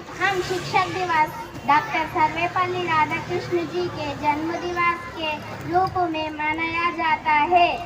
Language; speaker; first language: Hindi; non-native, local second language; Telugu